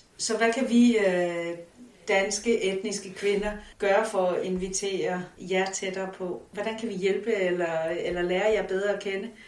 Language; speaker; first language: Danish; native; Danish